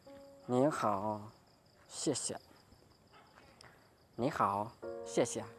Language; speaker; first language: Chinese; non-native, fluent; Hmong